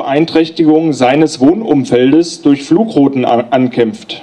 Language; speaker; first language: German; native; German